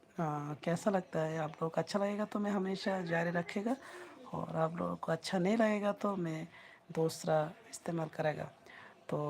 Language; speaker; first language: Hindi; non-native, learner; Bangla